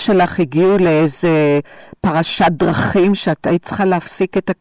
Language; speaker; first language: Hebrew; native; Hebrew